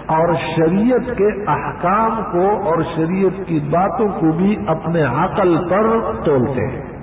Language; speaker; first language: Urdu; non-native, local second language; Pashto